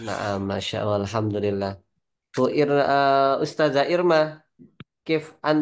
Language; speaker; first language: Arabic; non-native, fluent; Indonesian